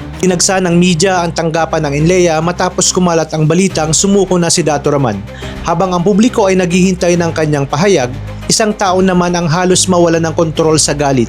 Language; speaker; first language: Filipino; native; Filipino